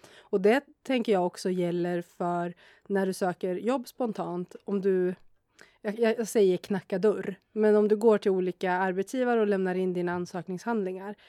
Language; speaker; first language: Swedish; native; Swedish